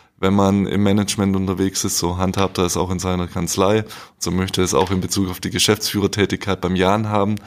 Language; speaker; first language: German; native; German